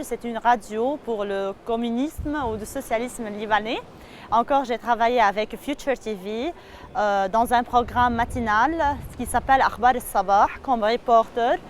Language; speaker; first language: French; non-native, local second language; Arabic